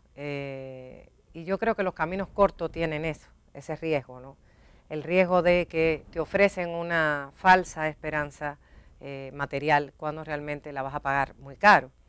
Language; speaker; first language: Spanish; native; Spanish